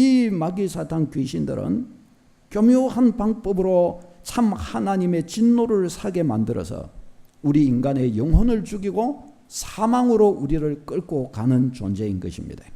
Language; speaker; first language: Korean; native; Korean